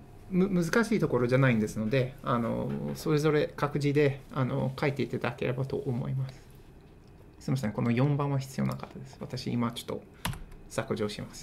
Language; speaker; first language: Japanese; non-native, fluent; English